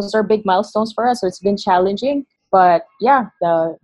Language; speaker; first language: English; non-native, local second language; Hiligaynon